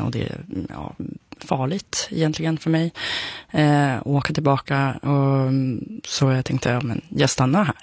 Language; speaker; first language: Swedish; non-native, fluent; Russian